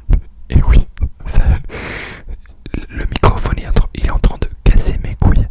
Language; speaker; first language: French; non-native, fluent; English